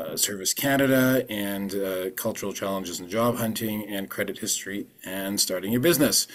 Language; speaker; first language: English; early bilingual, other home language; Ukrainian